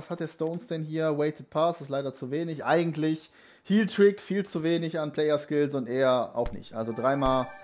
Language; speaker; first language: German; native; German